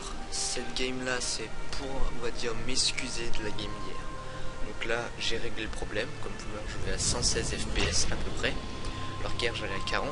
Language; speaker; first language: French; native; French